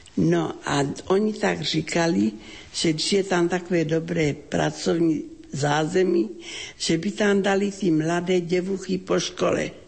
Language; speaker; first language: Czech; native; Czech